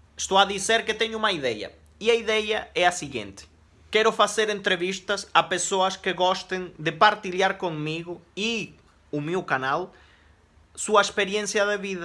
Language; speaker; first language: Portuguese; non-native, fluent; Spanish